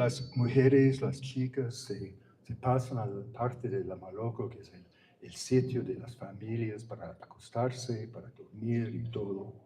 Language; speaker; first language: Spanish; non-native, fluent; English